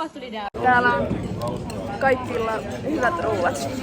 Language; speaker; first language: Finnish; native; Finnish